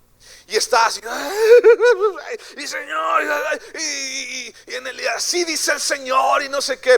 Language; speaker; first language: Spanish; native; Spanish